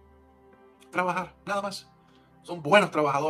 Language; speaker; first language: Spanish; early bilingual, heritage; Spanish